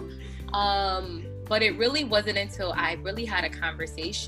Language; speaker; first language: English; native; English